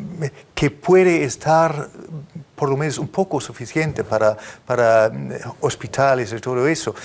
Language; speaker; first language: Spanish; non-native, fluent; German